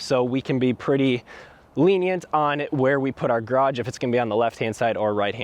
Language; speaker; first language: English; native; English